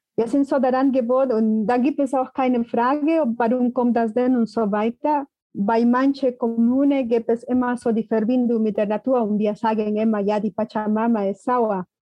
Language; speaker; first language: German; non-native, fluent; Spanish